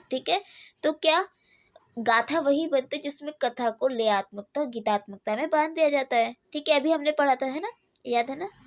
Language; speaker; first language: Hindi; native; Hindi